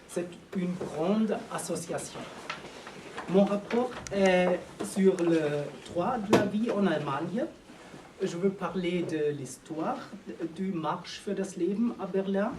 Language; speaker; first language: French; non-native, learner; German